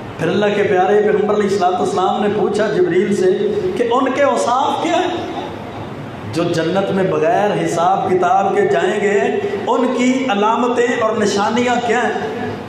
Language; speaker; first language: Urdu; non-native, local second language; Punjabi